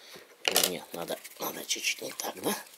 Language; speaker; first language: Russian; native; Russian